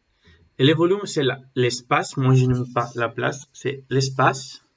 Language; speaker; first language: French; non-native, learner; Spanish